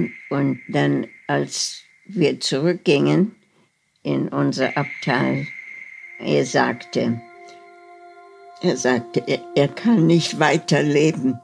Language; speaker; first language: German; early bilingual, heritage; German